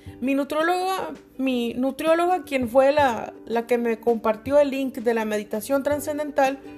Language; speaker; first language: Spanish; native; Spanish